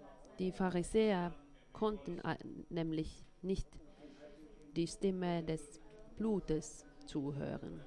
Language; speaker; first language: German; non-native, fluent; Finnish